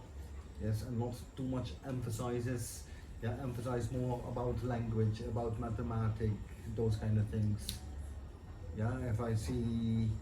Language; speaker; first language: English; non-native, fluent; Dutch